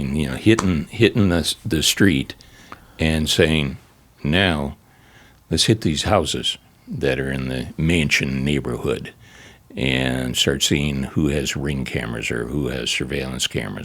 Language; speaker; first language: English; native; English